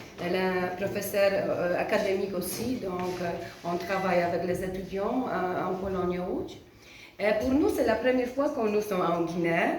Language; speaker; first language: French; non-native, fluent; Polish